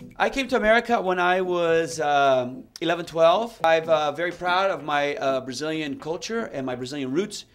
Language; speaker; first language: English; early bilingual, other home language; Portuguese